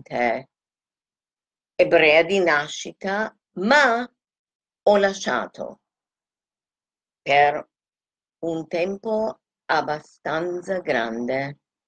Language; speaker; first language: Italian; non-native, fluent; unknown